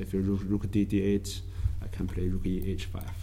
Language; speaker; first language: English; non-native, learner; Chinese